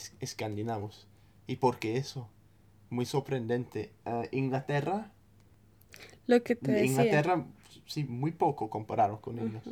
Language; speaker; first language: Spanish; non-native, fluent; English